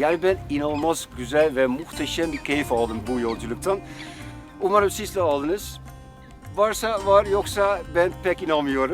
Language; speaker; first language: Turkish; non-native, fluent; Dutch